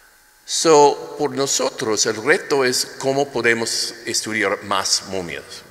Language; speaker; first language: Spanish; non-native, learner; English